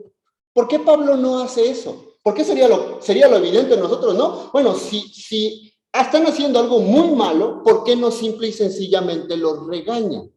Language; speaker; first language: Spanish; native; Spanish